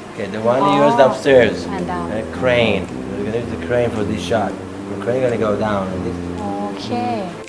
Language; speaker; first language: English; non-native, fluent; Hebrew